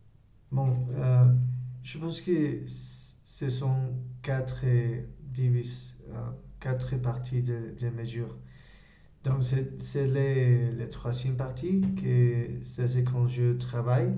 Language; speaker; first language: French; non-native, learner; Spanish